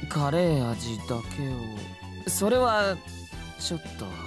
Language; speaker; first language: Japanese; native; Japanese